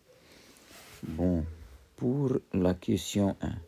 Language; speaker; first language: French; non-native, local second language; Arabic